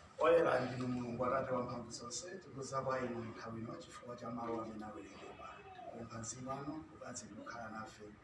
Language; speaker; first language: Nyanja; native; Nyanja